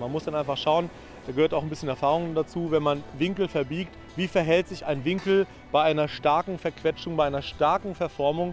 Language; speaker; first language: German; native; German